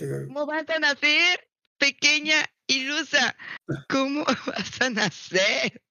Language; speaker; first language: Spanish; native; Spanish